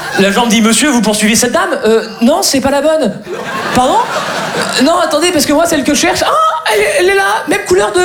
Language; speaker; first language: French; native; French